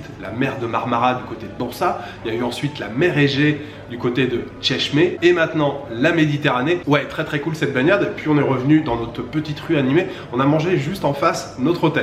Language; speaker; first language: French; native; French